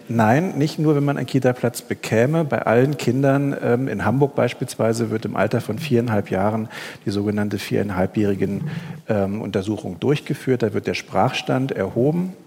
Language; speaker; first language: German; native; German